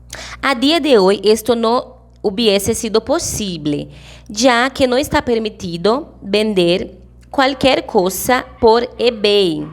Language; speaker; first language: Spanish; non-native, fluent; Portuguese